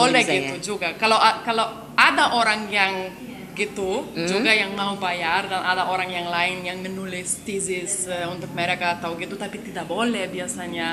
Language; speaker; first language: Indonesian; non-native, learner; Lithuanian